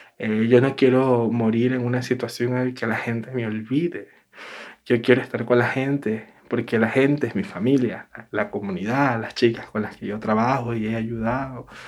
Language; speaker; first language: Spanish; native; Spanish